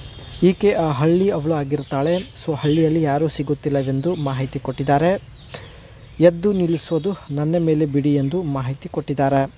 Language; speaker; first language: Kannada; native; Kannada